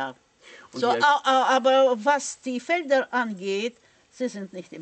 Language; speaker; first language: German; non-native, fluent; Russian